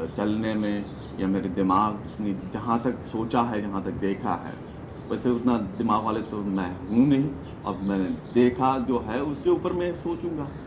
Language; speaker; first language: Hindi; non-native, local second language; Manipuri